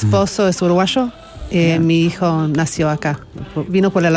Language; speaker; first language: Spanish; non-native, fluent; English